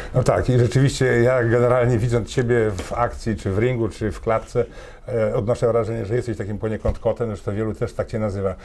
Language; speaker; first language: Polish; native; Polish